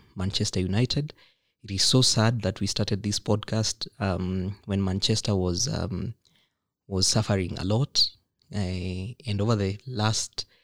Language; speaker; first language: English; non-native, local second language; Kikuyu